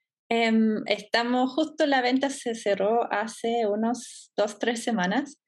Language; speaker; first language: Spanish; non-native, fluent; German